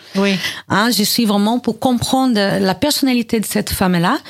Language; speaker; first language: French; non-native, learner; Portuguese